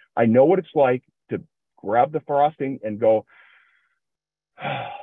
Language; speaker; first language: English; native; English